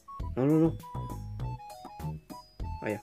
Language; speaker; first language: Spanish; native; Spanish